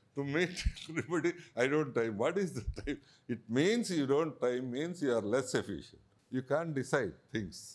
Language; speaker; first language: English; non-native, local second language; Telugu